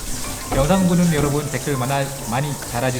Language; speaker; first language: Korean; non-native, fluent; Malay